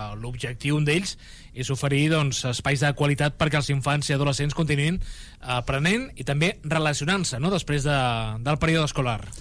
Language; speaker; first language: Catalan; native; Catalan